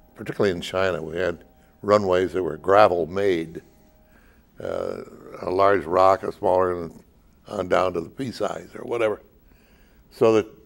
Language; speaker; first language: English; native; English